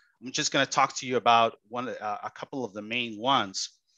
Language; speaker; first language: English; non-native, local second language; Spanish